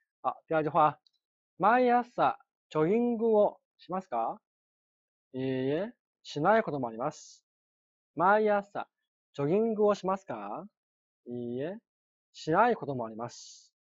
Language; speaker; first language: Japanese; non-native, fluent; Chinese